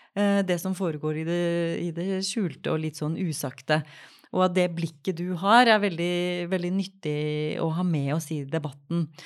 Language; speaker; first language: Norwegian; native; Norwegian